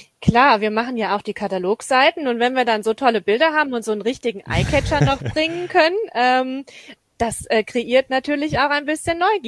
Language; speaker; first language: German; native; German